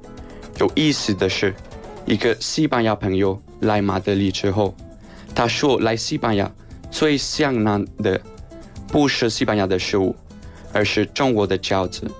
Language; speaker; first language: Chinese; non-native, fluent; Spanish